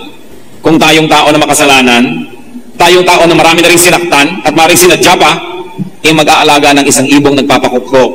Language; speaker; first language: Filipino; native; Filipino